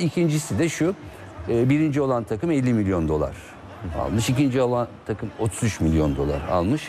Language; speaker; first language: Turkish; native; Turkish